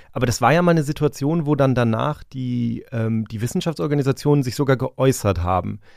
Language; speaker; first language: German; native; German